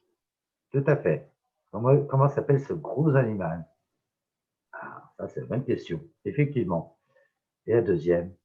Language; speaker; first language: French; native; French